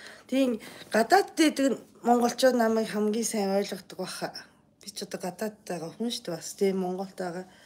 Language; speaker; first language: Mongolian; non-native, fluent; Japanese